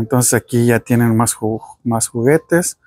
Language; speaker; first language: Spanish; early bilingual, heritage; Spanish